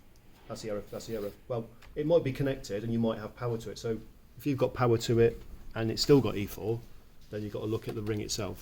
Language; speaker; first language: English; native; English